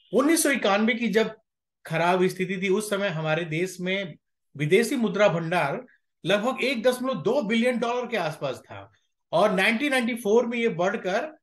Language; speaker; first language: Hindi; native; Hindi